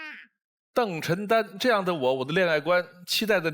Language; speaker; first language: Chinese; native; Chinese